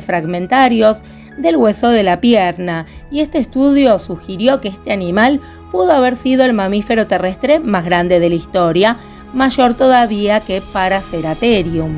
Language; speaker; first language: Spanish; native; Spanish